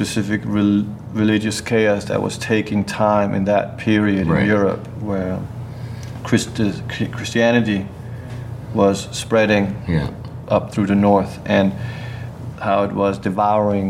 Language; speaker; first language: English; early bilingual, other home language; Danish